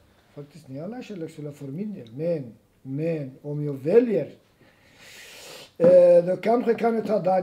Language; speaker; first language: Swedish; non-native, fluent; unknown